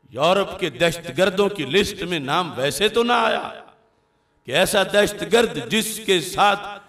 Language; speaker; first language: Urdu; non-native, local second language; Punjabi